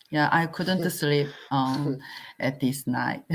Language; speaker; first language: English; non-native, learner; Korean